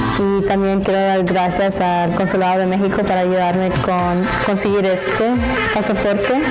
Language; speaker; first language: Spanish; early bilingual, heritage; Spanish